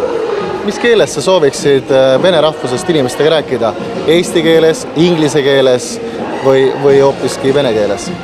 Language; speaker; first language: Estonian; native; Estonian